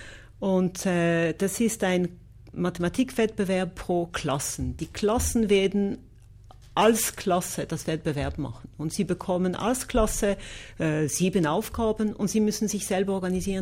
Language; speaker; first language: German; non-native, local second language; French